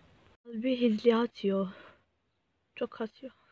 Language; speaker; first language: Turkish; non-native, learner; Arabic